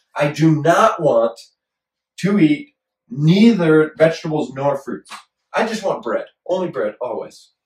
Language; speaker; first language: English; native; English